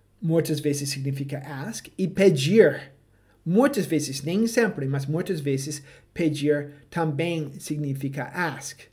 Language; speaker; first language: Portuguese; non-native, fluent; English